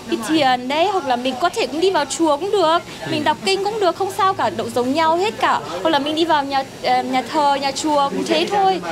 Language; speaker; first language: Vietnamese; early bilingual, heritage; Vietnamese